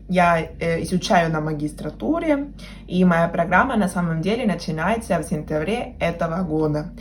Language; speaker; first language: Russian; non-native, fluent; Spanish